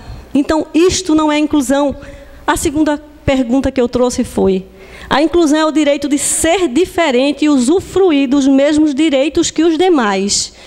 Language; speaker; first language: Portuguese; native; Portuguese